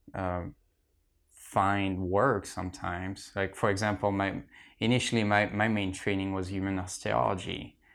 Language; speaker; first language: English; non-native, fluent; French